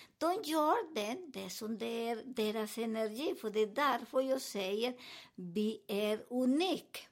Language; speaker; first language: Swedish; non-native, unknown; Spanish